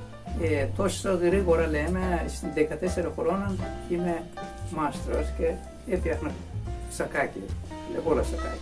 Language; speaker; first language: Greek; non-native, learner; Persian